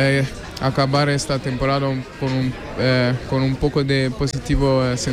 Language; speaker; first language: Spanish; non-native, learner; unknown